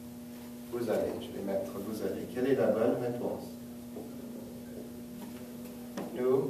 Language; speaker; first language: French; non-native, fluent; English